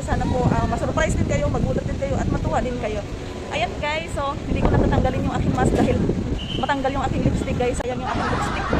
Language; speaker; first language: Filipino; non-native, local second language; Cebuano